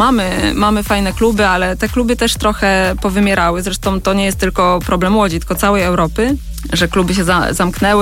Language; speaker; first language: Polish; native; Polish